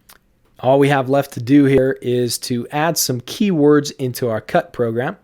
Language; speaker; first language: English; native; English